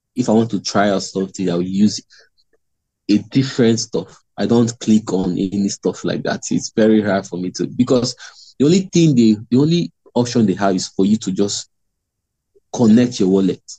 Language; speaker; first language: English; non-native, local second language; Igbo